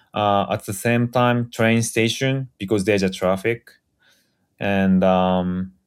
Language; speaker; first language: English; non-native, fluent; Japanese